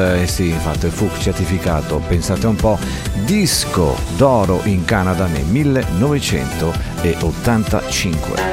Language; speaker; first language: Italian; native; Italian